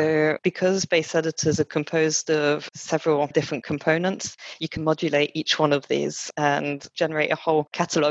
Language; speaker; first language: English; non-native, fluent; French